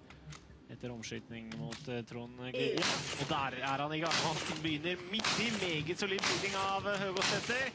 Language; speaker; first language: Norwegian; native; Norwegian